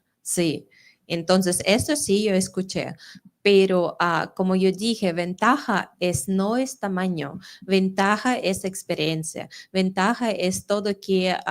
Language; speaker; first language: Spanish; non-native, fluent; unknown